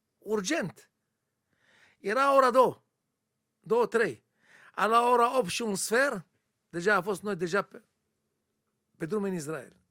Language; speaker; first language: Romanian; non-native, learner; Hebrew